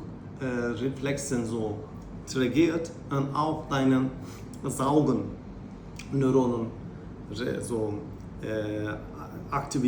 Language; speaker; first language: German; non-native, learner; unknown